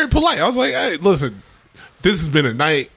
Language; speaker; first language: English; native; English